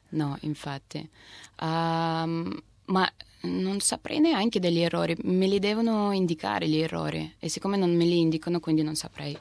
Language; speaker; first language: Italian; non-native, fluent; Russian